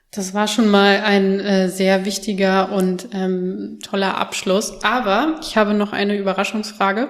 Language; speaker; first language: German; native; German